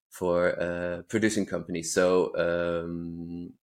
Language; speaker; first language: English; non-native, fluent; Dutch